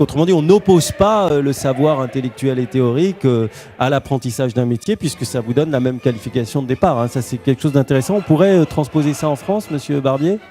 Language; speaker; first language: French; native; French